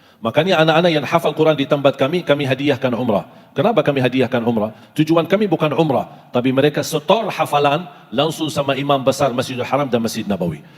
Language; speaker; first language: Malay; non-native, fluent; Arabic